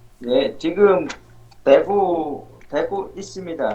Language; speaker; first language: Korean; non-native, learner; Vietnamese